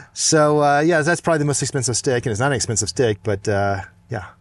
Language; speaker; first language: English; native; English